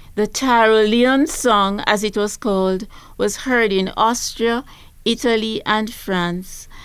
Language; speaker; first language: English; native; English